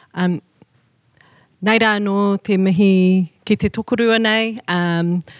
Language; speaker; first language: Māori; non-native, local second language; English